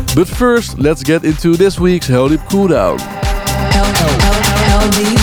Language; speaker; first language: English; non-native, fluent; Dutch